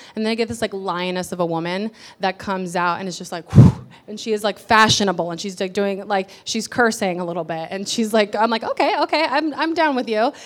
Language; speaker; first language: English; early bilingual, other home language; Spanish